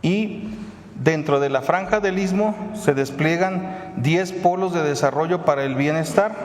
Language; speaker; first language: Spanish; native; Spanish